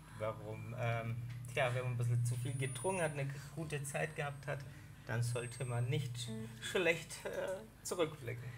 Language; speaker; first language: German; early bilingual, other home language; Greek